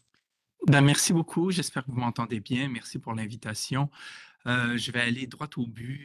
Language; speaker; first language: French; native; French